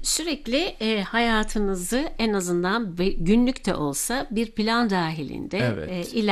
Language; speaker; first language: Turkish; native; Turkish